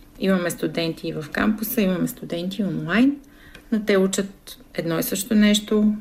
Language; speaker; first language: Bulgarian; native; Bulgarian